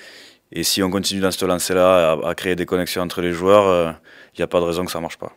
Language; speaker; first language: French; native; French